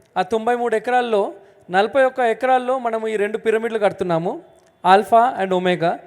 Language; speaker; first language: Telugu; native; Telugu